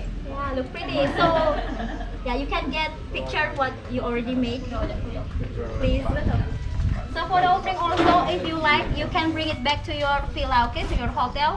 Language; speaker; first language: English; non-native, learner; Balinese